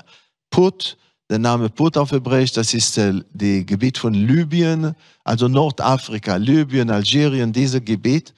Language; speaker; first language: German; non-native, fluent; Hebrew